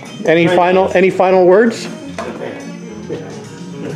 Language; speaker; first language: English; native; English